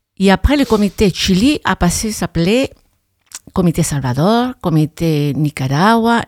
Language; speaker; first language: French; non-native, fluent; Spanish